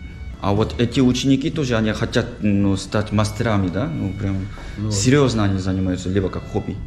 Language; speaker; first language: Russian; non-native, fluent; Korean